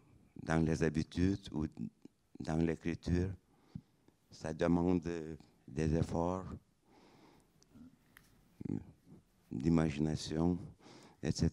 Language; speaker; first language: French; non-native, fluent; Lithuanian